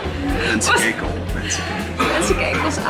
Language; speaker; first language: Dutch; native; Dutch